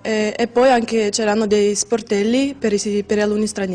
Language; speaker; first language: Italian; non-native, learner; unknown